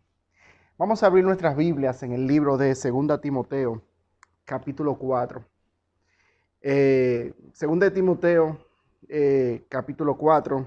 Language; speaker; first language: Spanish; native; Spanish